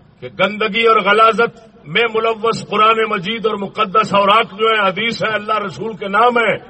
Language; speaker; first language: Urdu; non-native, local second language; Punjabi